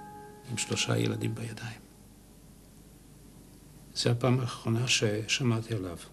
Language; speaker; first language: Hebrew; non-native, fluent; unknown